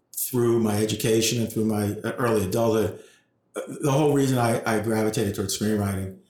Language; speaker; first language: English; native; English